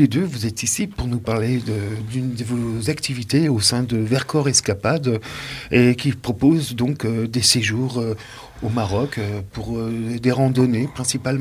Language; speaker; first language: French; native; French